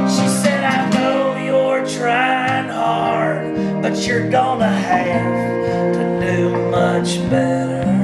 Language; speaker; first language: English; native; English